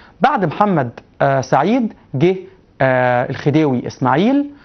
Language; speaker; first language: Arabic; native; Arabic